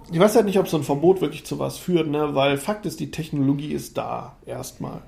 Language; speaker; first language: German; native; German